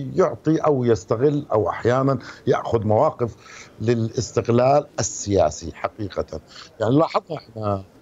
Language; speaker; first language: Arabic; native; Arabic